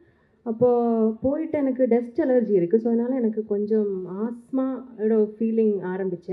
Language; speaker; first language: Tamil; non-native, learner; Malayalam